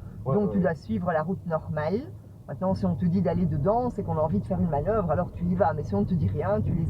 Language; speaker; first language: French; native; French